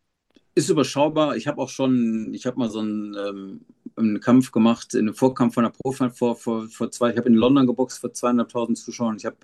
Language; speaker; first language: German; native; German